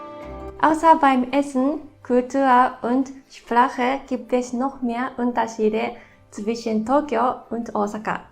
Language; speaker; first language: German; non-native, fluent; Japanese